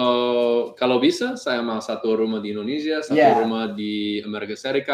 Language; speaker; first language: Indonesian; non-native, learner; English